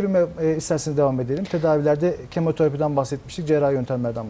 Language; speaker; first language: Turkish; native; Turkish